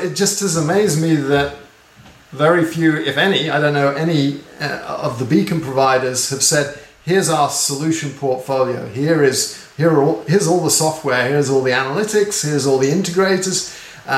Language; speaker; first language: English; native; English